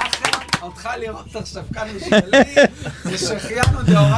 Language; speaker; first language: Hebrew; native; Hebrew